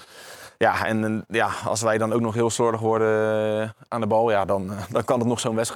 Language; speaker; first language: Dutch; native; Dutch